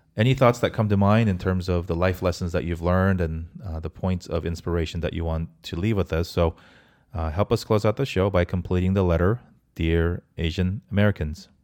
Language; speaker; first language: English; early bilingual, other home language; Korean